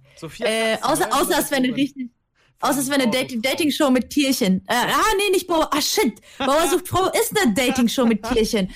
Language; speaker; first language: German; early bilingual, other home language; Russian